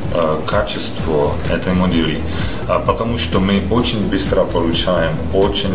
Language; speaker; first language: Russian; non-native, fluent; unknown